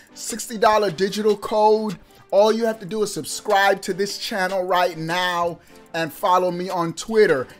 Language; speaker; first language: English; native; English